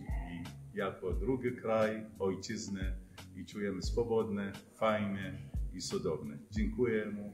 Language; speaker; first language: Polish; non-native, fluent; Arabic